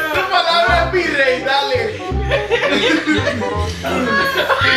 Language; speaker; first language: Spanish; early bilingual, heritage; Spanish